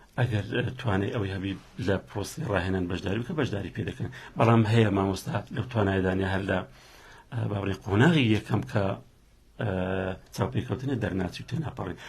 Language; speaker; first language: Central Kurdish; native; Central Kurdish